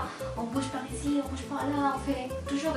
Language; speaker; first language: French; non-native, fluent; Spanish